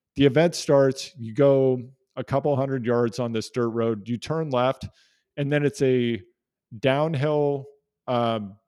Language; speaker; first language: English; native; English